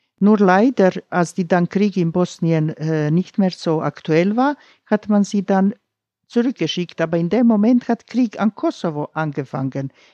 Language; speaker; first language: German; non-native, fluent; Croatian